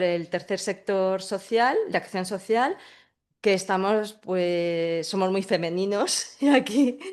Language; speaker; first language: Spanish; native; Spanish